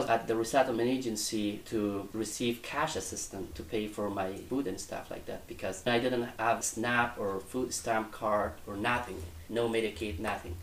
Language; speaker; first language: English; non-native, fluent; Persian